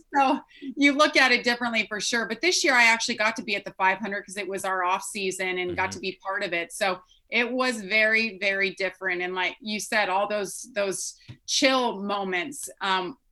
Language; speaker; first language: English; native; English